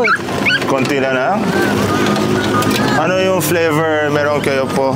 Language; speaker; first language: Filipino; non-native, learner; Arabic